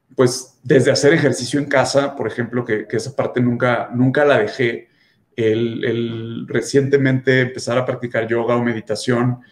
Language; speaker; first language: Spanish; native; Spanish